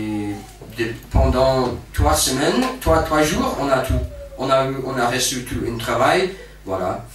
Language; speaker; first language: French; non-native, fluent; English